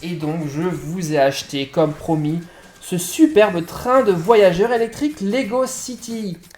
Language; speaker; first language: French; native; French